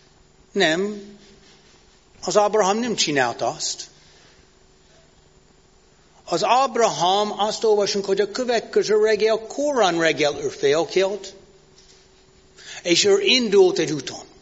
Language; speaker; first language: Hungarian; non-native, fluent; English